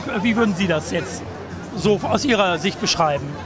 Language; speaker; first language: German; native; German